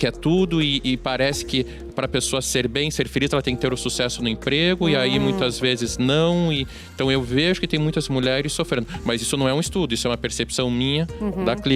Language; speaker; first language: Portuguese; native; Portuguese